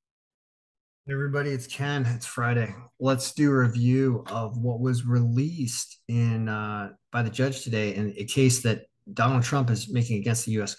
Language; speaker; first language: English; native; English